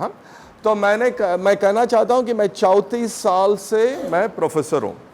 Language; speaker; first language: Hindi; non-native, local second language; Tamil